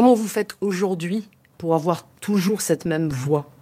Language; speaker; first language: French; native; French